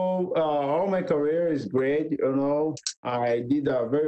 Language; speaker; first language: English; non-native, learner; Portuguese